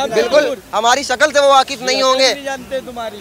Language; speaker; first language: Hindi; native; Hindi